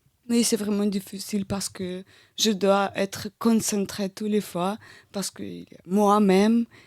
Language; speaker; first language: French; non-native, learner; Russian